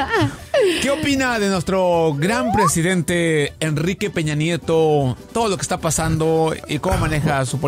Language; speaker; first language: Spanish; native; Spanish